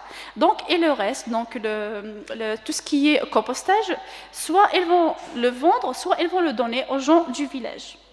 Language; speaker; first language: French; non-native, local second language; Kabyle